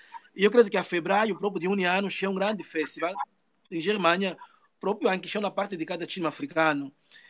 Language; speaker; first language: Italian; non-native, learner; Portuguese